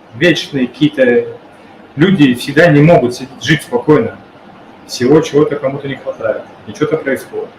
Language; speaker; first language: Russian; native; Russian